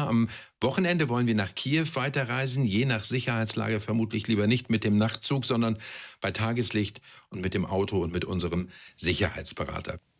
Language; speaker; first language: German; native; German